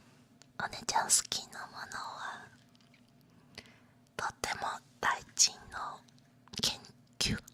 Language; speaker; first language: Japanese; non-native, learner; Chinese